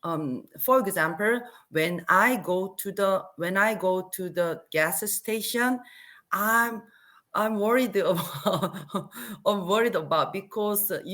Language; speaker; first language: English; non-native, learner; Korean